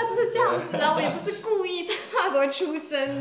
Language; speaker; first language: Chinese; early bilingual, heritage; Chinese